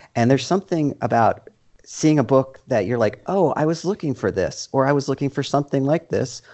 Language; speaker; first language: English; native; English